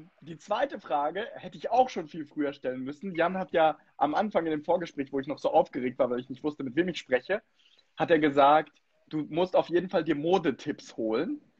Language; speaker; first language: German; early bilingual, other home language; Russian